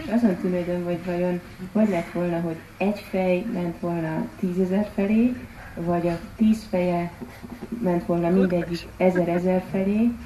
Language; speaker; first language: Hungarian; native; Hungarian